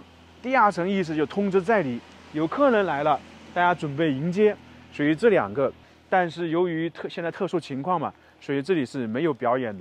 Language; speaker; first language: Chinese; native; Chinese